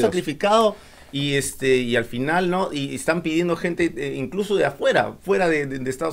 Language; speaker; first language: Spanish; native; Spanish